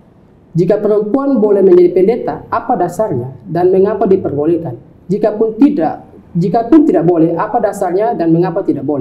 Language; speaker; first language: Indonesian; native; Indonesian